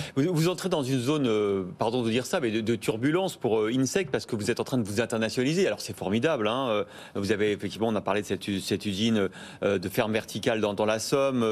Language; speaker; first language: French; native; French